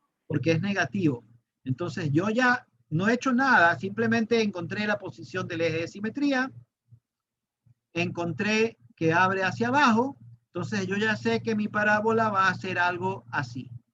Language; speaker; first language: Spanish; native; Spanish